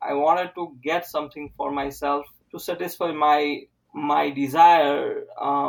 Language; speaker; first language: English; non-native, local second language; Gujarati